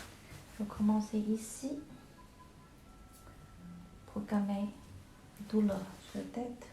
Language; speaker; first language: French; non-native, learner; Chinese